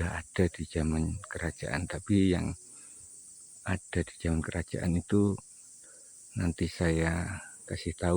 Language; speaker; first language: Indonesian; non-native, local second language; Javanese